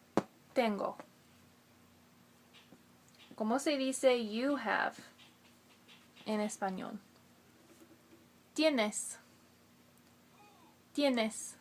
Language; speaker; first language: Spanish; non-native, fluent; English